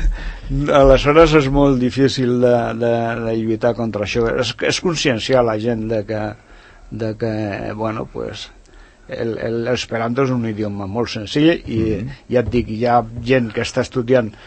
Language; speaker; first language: Catalan; non-native, local second language; Spanish